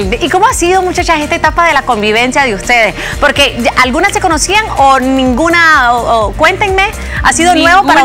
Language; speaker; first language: Spanish; native; Spanish